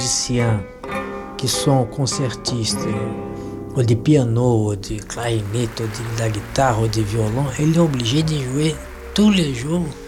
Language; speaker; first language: French; non-native, fluent; Portuguese